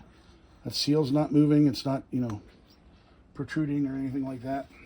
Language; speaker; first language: English; native; English